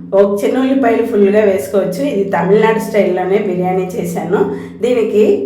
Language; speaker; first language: Telugu; non-native, local second language; Tamil